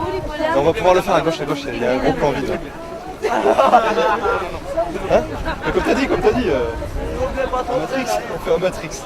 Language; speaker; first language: French; native; French